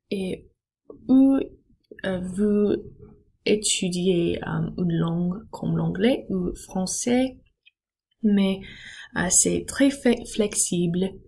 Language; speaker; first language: French; non-native, learner; English